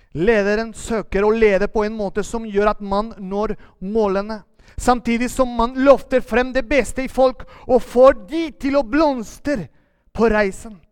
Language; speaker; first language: Norwegian; non-native, fluent; Spanish